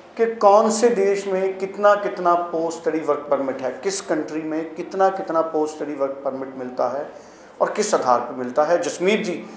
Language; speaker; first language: Hindi; non-native, local second language; Punjabi